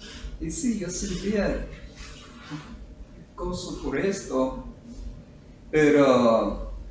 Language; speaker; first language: Spanish; non-native, fluent; English